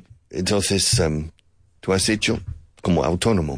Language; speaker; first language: Spanish; non-native, fluent; English